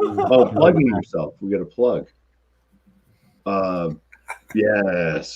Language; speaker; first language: English; native; English